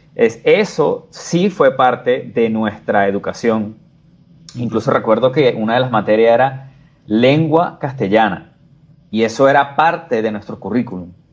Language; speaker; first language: Spanish; native; Spanish